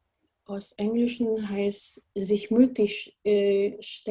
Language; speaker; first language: German; non-native, fluent; Indonesian